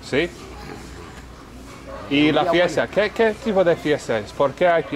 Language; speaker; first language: Spanish; non-native, learner; English